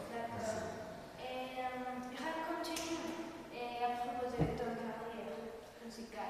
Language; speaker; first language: French; non-native, learner; Spanish